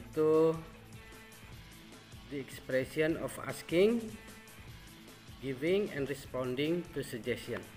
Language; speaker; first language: English; non-native, fluent; Indonesian